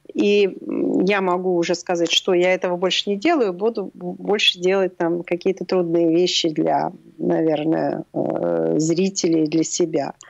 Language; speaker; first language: Russian; native; Russian